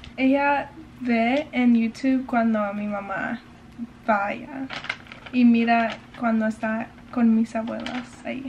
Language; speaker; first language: Spanish; early bilingual, heritage; English